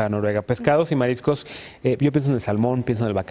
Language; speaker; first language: Spanish; native; Spanish